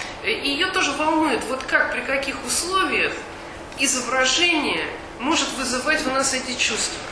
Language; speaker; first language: Russian; native; Russian